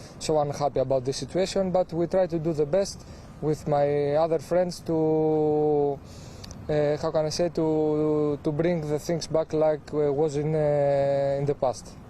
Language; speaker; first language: English; non-native, fluent; Greek